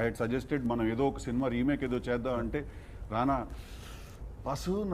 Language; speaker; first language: Telugu; native; Telugu